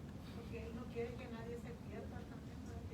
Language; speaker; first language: Spanish; native; Spanish